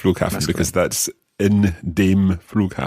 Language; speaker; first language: German; non-native, learner; English